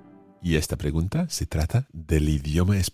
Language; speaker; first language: Spanish; non-native, fluent; English